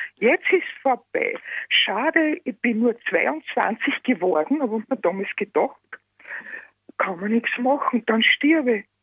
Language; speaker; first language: German; native; German